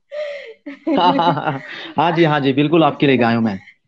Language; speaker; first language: Hindi; non-native, local second language; Kok Borok